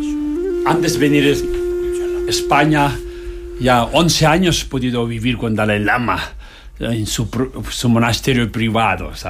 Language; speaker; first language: Spanish; non-native, learner; Tibetan